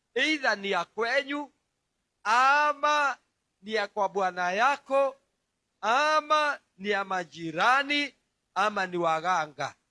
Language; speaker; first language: Swahili; non-native, local second language; Kikuyu